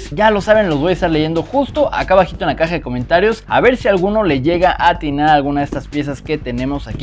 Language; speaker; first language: Spanish; native; Spanish